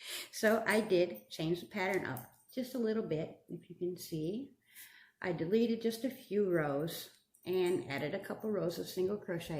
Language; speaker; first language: English; native; English